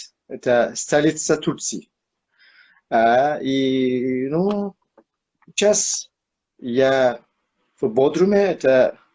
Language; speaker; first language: Russian; non-native, learner; Turkish